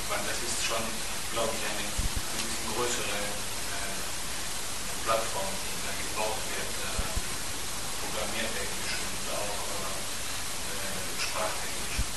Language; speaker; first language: German; non-native, fluent; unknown